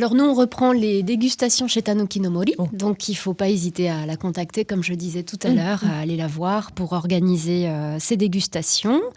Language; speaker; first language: French; native; French